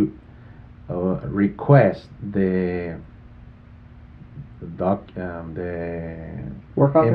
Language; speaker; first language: English; non-native, fluent; Spanish